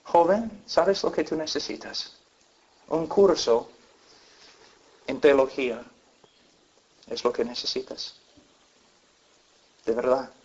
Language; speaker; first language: Spanish; non-native, fluent; English